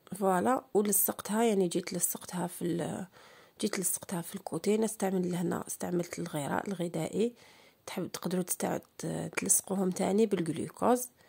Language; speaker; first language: Arabic; native; Arabic